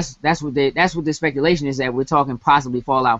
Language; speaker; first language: English; native; English